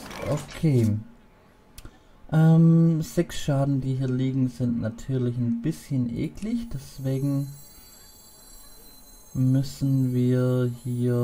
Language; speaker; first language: German; native; German